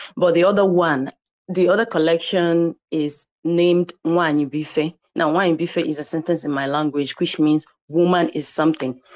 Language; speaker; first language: English; non-native, local second language; Igbo